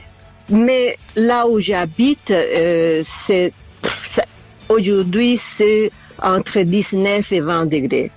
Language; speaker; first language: French; non-native, fluent; Spanish